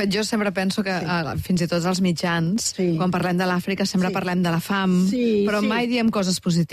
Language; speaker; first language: Catalan; native; Catalan